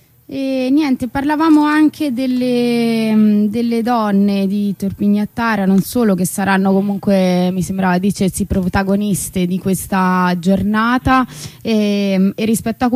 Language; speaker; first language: Italian; native; Italian